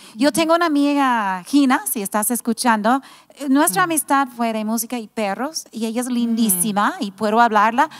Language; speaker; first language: Spanish; non-native, fluent; English